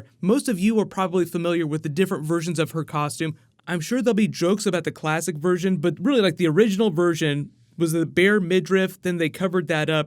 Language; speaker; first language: English; native; English